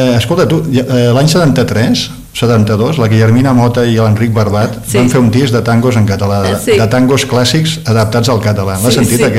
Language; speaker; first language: Catalan; native; Catalan